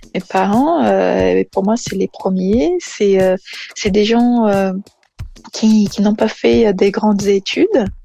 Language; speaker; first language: French; non-native, fluent; Portuguese